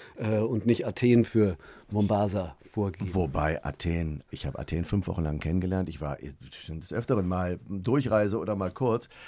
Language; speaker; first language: German; native; German